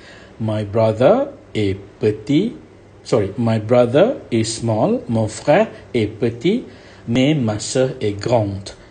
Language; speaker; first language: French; non-native, fluent; Malay